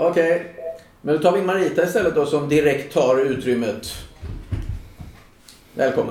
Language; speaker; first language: Swedish; native; Swedish